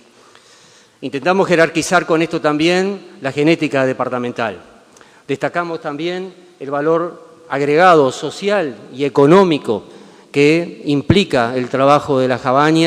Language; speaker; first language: Spanish; native; Spanish